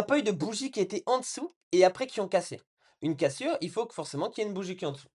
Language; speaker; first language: French; native; French